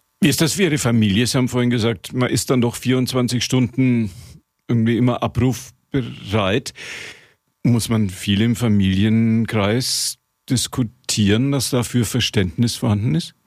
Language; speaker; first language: German; native; German